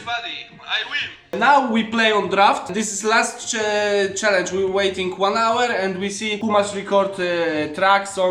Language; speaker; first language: English; non-native, learner; Polish